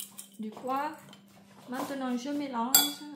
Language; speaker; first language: French; non-native, fluent; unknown